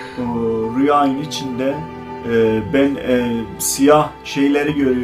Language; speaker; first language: Turkish; non-native, fluent; Azerbaijani